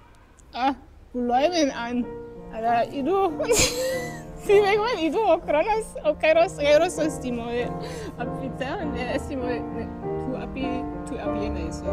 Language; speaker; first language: Greek; non-native, fluent; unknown